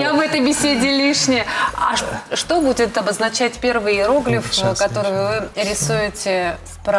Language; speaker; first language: Russian; native; Russian